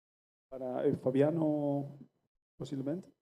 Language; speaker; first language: Portuguese; non-native, fluent; Spanish